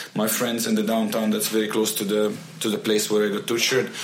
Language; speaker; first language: English; non-native, fluent; Arabic